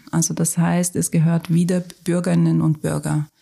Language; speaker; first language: German; non-native, fluent; Turkish